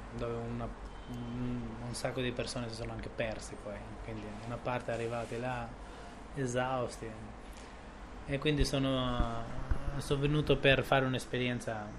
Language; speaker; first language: Italian; non-native, fluent; Albanian